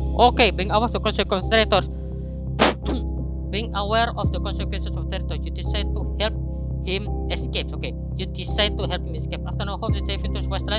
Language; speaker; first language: English; non-native, learner; Indonesian